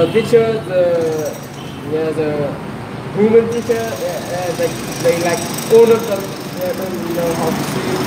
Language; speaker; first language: English; non-native, learner; Vietnamese